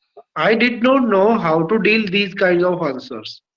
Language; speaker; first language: English; non-native, learner; Hindi